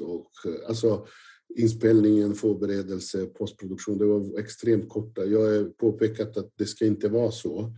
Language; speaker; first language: Swedish; non-native, fluent; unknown